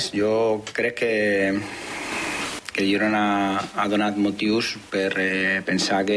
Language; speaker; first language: Catalan; non-native, fluent; Spanish